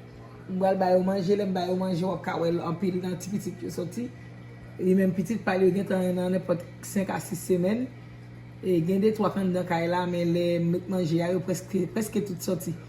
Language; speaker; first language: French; non-native, learner; Haitian Creole